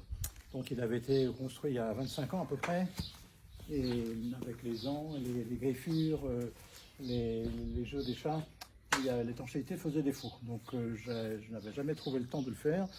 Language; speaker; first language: French; native; French